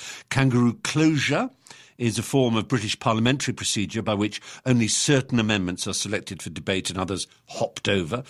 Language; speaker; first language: English; native; English